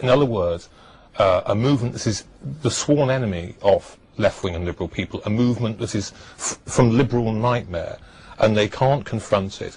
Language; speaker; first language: English; native; English